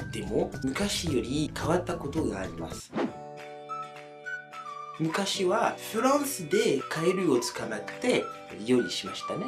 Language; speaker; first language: Japanese; non-native, fluent; French